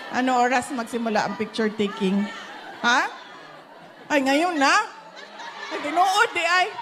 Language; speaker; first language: Filipino; non-native, local second language; Cebuano